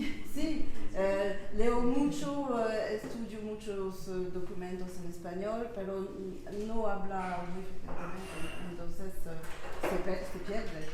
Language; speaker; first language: Spanish; non-native, learner; French